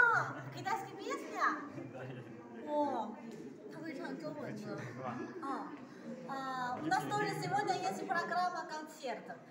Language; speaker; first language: Russian; non-native, learner; Chinese